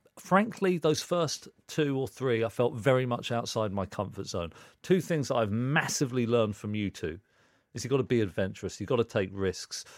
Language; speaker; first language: English; native; English